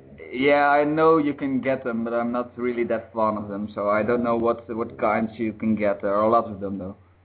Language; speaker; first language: English; non-native, fluent; Dutch